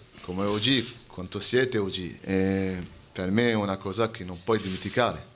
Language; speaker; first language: Italian; non-native, fluent; French